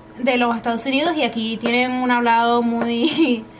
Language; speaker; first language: Spanish; early bilingual, heritage; Spanish